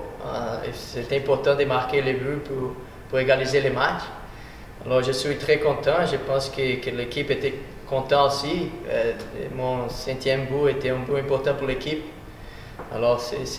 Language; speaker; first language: French; non-native, fluent; Portuguese